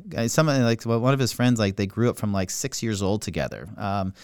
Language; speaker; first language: English; native; English